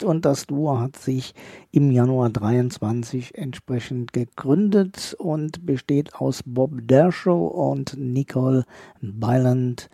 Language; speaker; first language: German; native; German